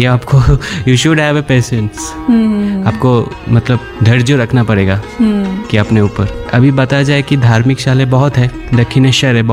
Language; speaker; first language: Hindi; non-native, local second language; Bangla